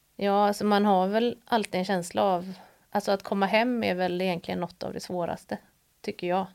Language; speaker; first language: Swedish; native; Swedish